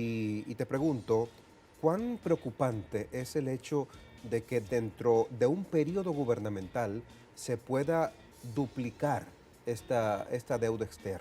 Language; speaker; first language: Spanish; native; Spanish